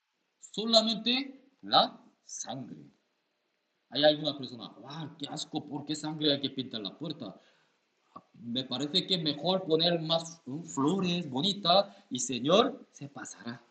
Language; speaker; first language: Spanish; non-native, learner; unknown